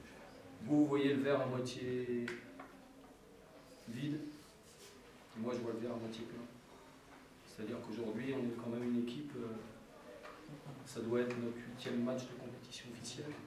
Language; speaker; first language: French; native; French